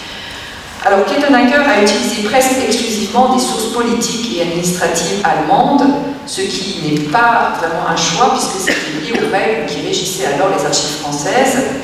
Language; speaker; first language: French; native; French